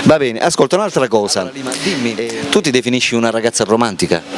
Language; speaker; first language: Italian; native; Italian